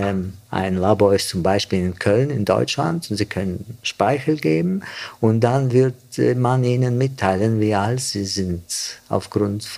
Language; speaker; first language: German; non-native, fluent; Bulgarian